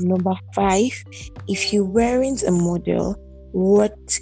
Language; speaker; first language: English; non-native, local second language; Igbo